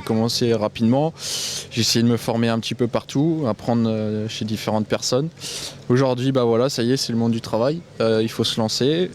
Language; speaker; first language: French; native; French